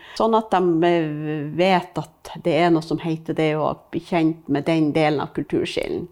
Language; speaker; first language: Norwegian; native; Norwegian